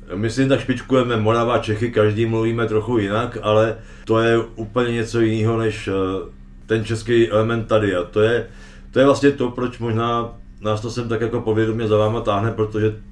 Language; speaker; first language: Czech; native; Czech